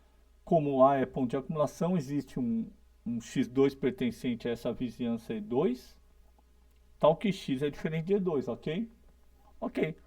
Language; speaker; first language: Portuguese; native; Portuguese